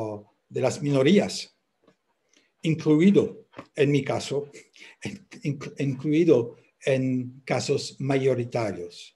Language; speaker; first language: Spanish; non-native, fluent; French